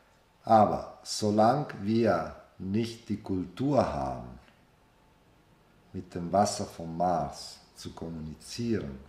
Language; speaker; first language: German; non-native, fluent; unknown